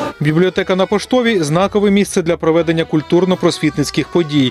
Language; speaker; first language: Ukrainian; native; Ukrainian